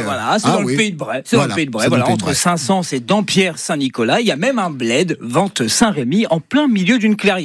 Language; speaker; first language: French; native; French